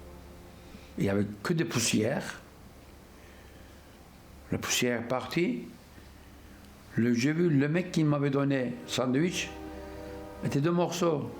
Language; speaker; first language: French; non-native, fluent; Turkish